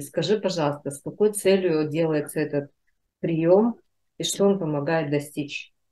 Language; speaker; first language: Russian; native; Russian